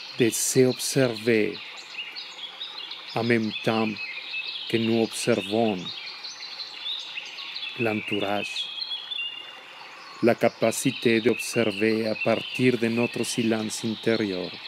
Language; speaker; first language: French; non-native, learner; Spanish